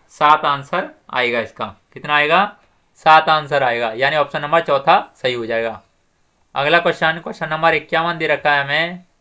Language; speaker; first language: Hindi; native; Hindi